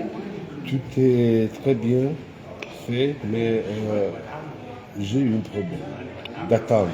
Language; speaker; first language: French; non-native, learner; Romanian